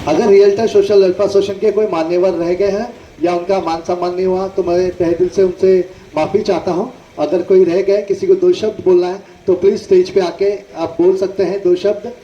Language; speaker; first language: Hindi; non-native, local second language; Marathi